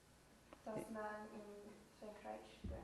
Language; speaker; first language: German; non-native, learner; English